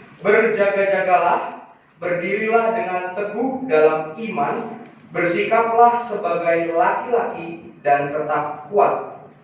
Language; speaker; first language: Indonesian; native; Indonesian